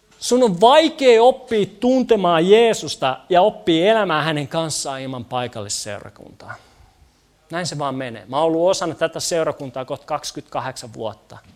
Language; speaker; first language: Finnish; native; Finnish